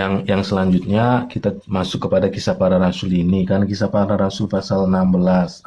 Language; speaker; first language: Indonesian; native; Indonesian